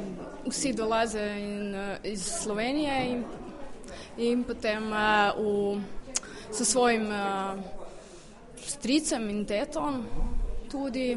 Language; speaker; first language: Slovenian; early bilingual, heritage; Croatian